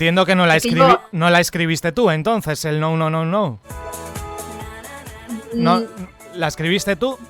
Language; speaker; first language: Spanish; native; Spanish